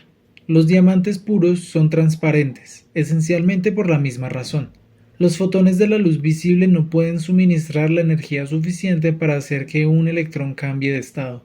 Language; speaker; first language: Spanish; native; Spanish